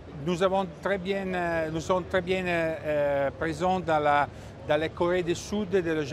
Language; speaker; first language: French; non-native, fluent; Italian